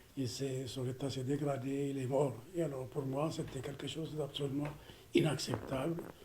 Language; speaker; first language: French; non-native, fluent; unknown